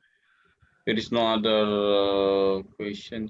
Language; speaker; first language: English; non-native, learner; Indonesian